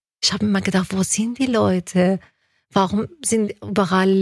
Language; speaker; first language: German; non-native, fluent; Persian